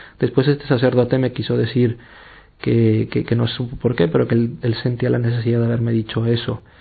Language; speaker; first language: Spanish; native; Spanish